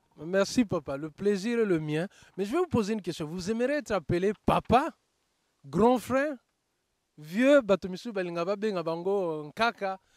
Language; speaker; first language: French; non-native, local second language; Lingala